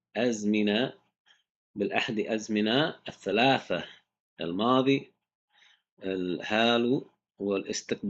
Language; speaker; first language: Arabic; non-native, fluent; English